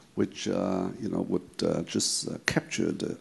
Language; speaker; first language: English; non-native, local second language; Chinese